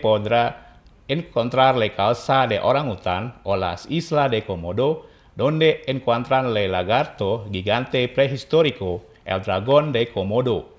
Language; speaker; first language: Spanish; non-native, fluent; Indonesian